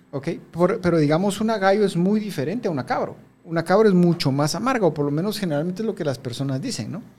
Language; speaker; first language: Spanish; native; Spanish